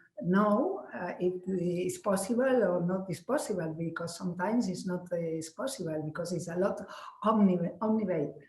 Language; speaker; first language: English; non-native, learner; Spanish